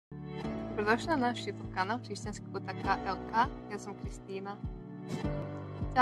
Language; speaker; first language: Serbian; non-native, local second language; Slovak